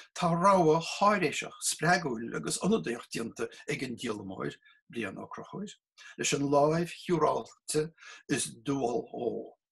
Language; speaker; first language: Irish; native; Irish